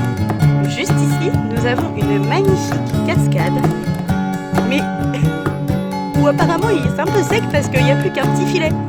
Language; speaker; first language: French; native; French